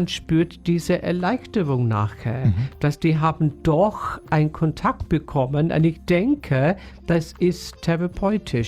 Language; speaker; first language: German; non-native, fluent; English